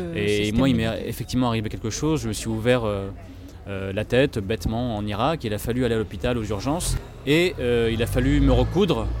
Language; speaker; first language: French; native; French